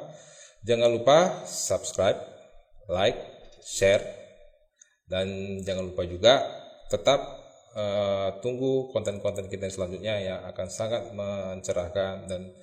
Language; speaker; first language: Indonesian; native; Indonesian